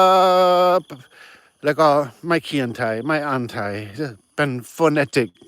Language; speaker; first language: Thai; non-native, learner; English